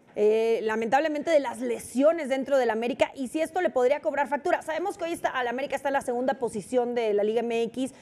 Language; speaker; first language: Spanish; native; Spanish